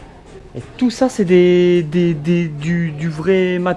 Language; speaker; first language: French; native; French